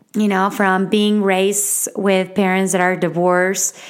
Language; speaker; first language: English; non-native, fluent; Spanish